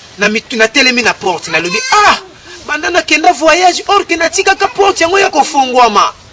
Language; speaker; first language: Lingala; non-native, local second language; Kongo